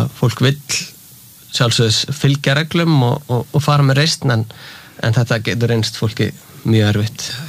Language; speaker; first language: Icelandic; native; Icelandic